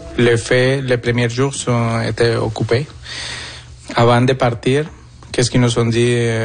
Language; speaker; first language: French; non-native, fluent; Spanish